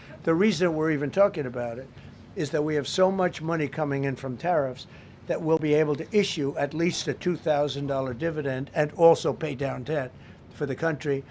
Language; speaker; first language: English; native; English